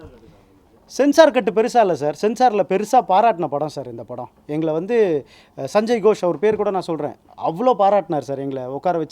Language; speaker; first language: Tamil; native; Tamil